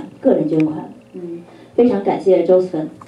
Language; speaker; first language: Chinese; native; Chinese